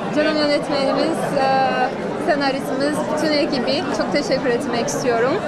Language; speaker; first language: Turkish; non-native, fluent; English